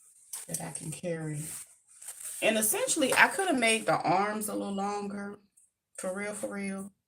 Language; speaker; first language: English; native; English